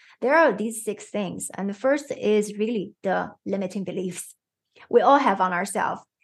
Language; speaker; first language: English; non-native, fluent; Chinese